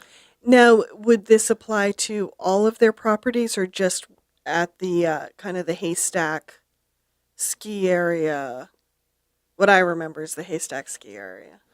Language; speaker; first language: English; native; English